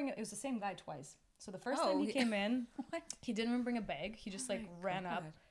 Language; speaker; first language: English; non-native, fluent; Russian